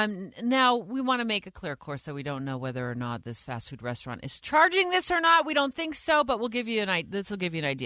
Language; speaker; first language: English; native; English